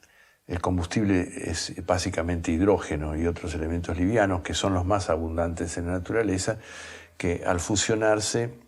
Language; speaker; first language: Spanish; native; Spanish